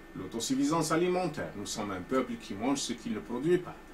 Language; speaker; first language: French; non-native, local second language; Arabic